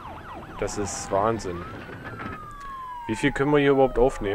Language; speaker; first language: German; native; German